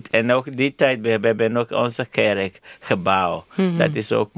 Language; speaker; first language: Dutch; non-native, learner; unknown